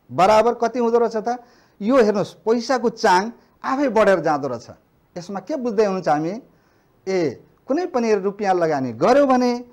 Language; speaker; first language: Nepali; non-native, local second language; Maithili